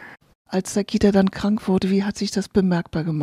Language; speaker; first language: German; native; German